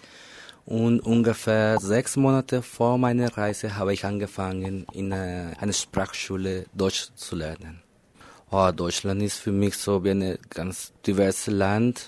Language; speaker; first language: German; non-native, fluent; Spanish